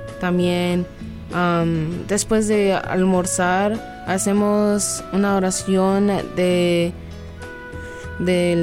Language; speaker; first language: Spanish; early bilingual, other home language; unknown